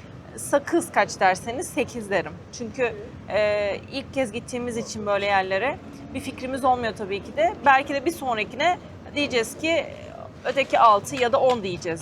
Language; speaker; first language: Turkish; native; Turkish